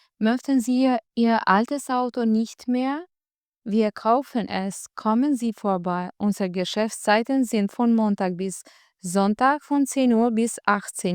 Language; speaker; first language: German; non-native, fluent; Albanian